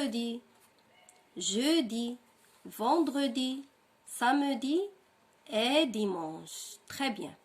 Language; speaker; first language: French; non-native, local second language; Arabic